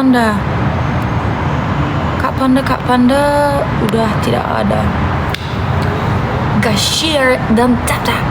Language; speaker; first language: Indonesian; non-native, learner; Turkish